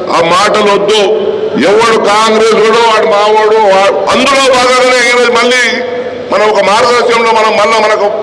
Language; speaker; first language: Telugu; native; Telugu